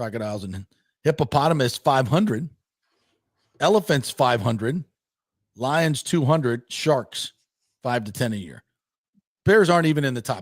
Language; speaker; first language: English; native; English